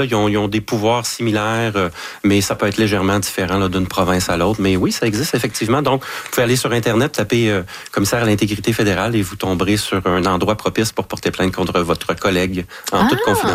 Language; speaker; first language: French; native; French